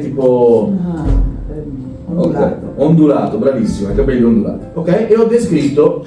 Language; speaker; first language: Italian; non-native, learner; Bangla